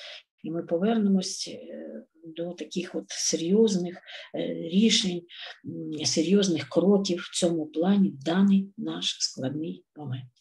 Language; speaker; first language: Ukrainian; native; Ukrainian